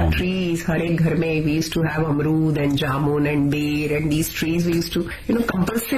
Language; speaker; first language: English; non-native, local second language; Hindi